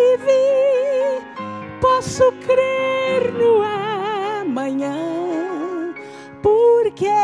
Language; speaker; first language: English; non-native, learner; Portuguese